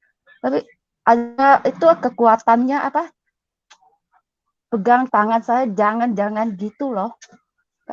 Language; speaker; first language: Indonesian; non-native, learner; Cantonese